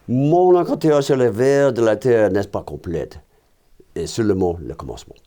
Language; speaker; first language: French; non-native, learner; English